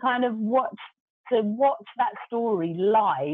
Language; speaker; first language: English; non-native, local second language; Gujarati